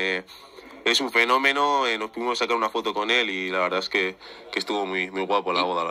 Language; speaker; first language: Spanish; early bilingual, other home language; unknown